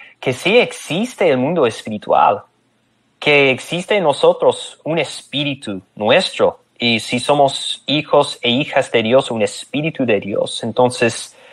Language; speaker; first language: Spanish; non-native, fluent; English